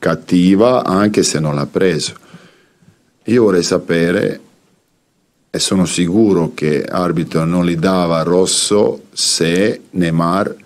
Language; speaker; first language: Italian; non-native, fluent; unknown